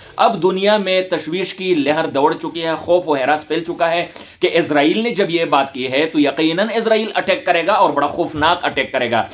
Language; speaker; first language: Urdu; non-native, local second language; Pashto